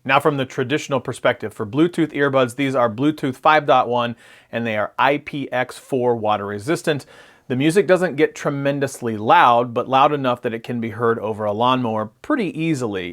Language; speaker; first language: English; native; English